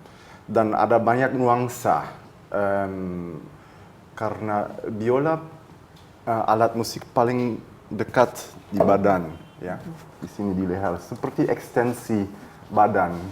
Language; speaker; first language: Indonesian; early bilingual, heritage; German